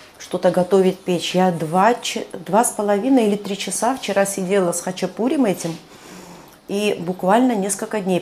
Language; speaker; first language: Russian; non-native, local second language; Georgian